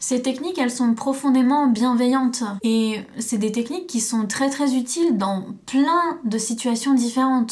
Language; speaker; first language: French; native; French